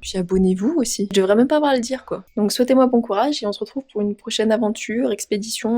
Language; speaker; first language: French; native; French